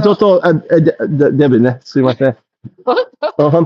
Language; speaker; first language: Japanese; non-native, learner; English